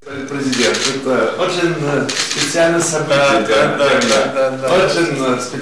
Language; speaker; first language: Russian; non-native, fluent; French